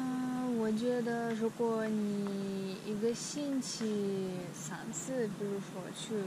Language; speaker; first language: Chinese; non-native, fluent; Russian